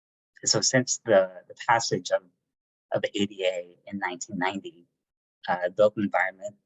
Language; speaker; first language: English; native; English